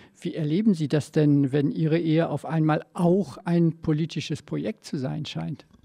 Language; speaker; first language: German; native; German